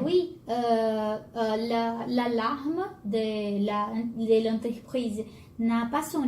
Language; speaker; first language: French; non-native, learner; Portuguese